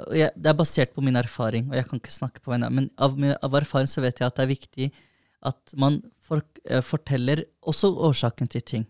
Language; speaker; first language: Norwegian; early bilingual, other home language; Somali